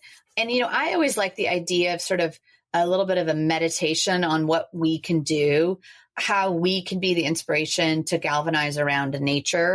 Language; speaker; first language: English; native; English